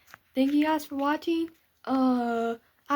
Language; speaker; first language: English; native; English